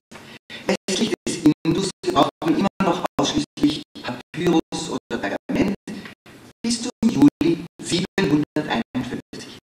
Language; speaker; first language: German; native; German